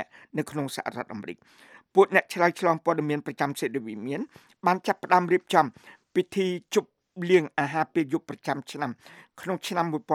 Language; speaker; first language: Khmer; native; Khmer